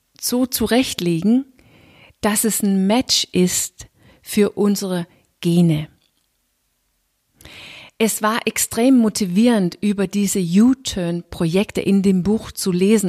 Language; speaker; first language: German; non-native, fluent; Danish